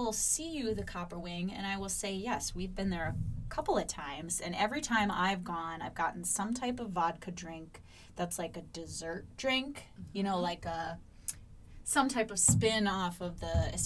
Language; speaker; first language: English; native; English